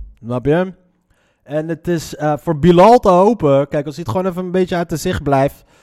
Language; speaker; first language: Dutch; early bilingual, other home language; Arabic